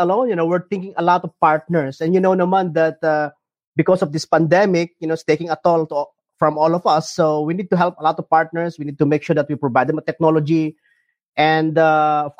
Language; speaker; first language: English; non-native, local second language; Iloko